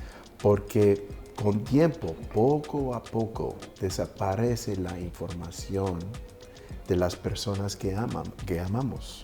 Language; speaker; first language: Spanish; early bilingual, heritage; Spanish